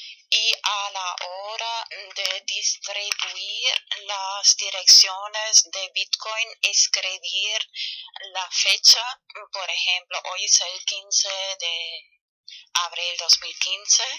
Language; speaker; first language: Spanish; non-native, fluent; German